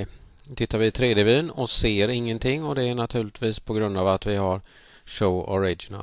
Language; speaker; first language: Swedish; native; Swedish